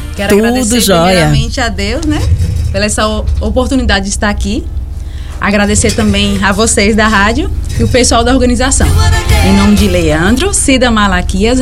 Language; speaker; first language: Portuguese; native; Portuguese